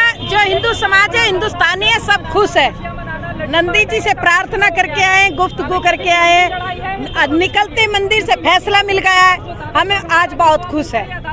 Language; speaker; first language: Hindi; native; Hindi